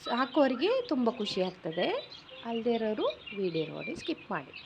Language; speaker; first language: Kannada; non-native, local second language; Malayalam